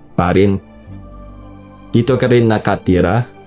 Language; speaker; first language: Filipino; non-native, learner; English